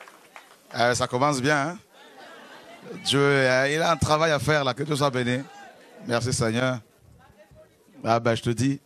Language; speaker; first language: French; non-native, local second language; Lingala